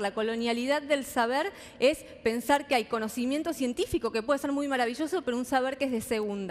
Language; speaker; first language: Spanish; native; Spanish